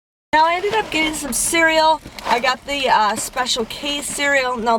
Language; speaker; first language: English; native; English